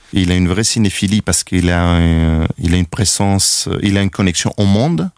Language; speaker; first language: French; non-native, fluent; Spanish